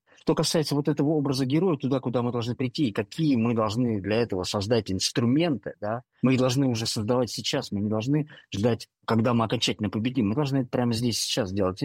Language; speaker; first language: Russian; native; Russian